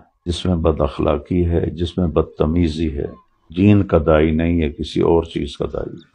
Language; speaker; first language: Urdu; native; Urdu